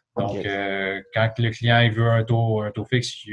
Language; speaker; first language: French; native; French